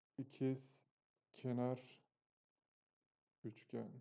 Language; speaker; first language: Turkish; native; Turkish